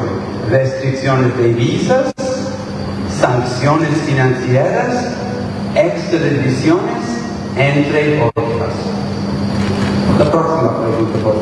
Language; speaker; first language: Spanish; non-native, fluent; English